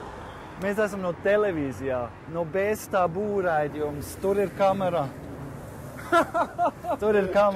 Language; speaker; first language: Latvian; non-native, learner; German